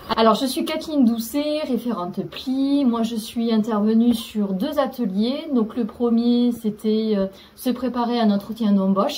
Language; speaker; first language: French; native; French